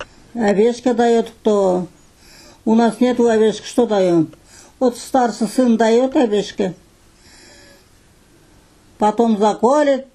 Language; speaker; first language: Russian; non-native, local second language; Kazakh